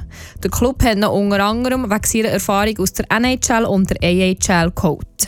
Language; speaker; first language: German; native; German